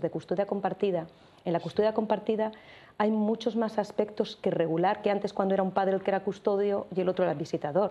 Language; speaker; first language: Spanish; native; Spanish